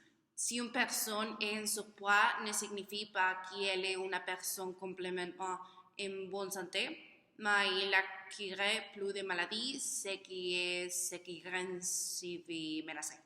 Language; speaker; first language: French; non-native, learner; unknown